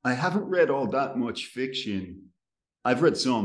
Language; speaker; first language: English; native; English